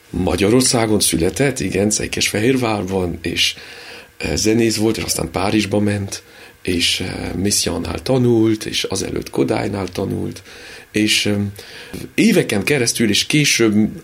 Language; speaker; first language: Hungarian; early bilingual, other home language; French